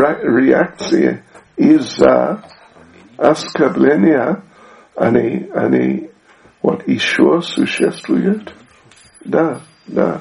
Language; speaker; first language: Russian; non-native, learner; English